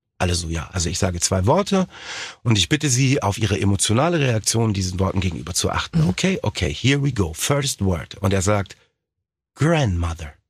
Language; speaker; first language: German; native; German